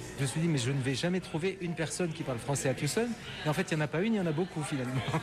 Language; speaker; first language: French; native; French